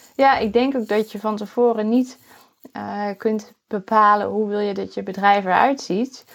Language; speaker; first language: Dutch; native; Dutch